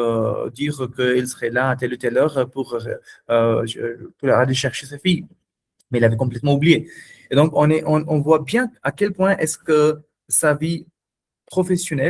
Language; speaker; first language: French; non-native, fluent; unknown